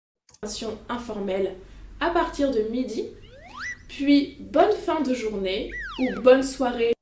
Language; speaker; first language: French; native; French